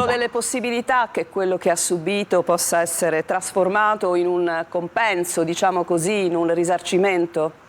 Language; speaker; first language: Italian; native; Italian